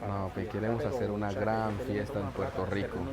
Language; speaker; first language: Spanish; native; Spanish